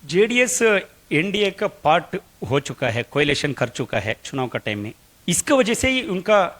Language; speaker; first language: Hindi; non-native, local second language; Kannada